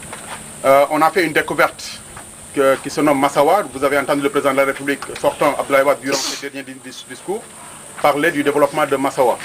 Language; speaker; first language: French; non-native, local second language; Wolof